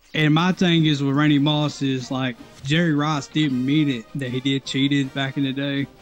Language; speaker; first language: English; native; English